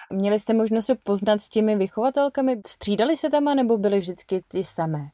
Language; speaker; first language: Czech; native; Czech